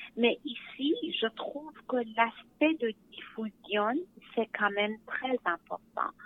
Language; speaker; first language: French; non-native, learner; Persian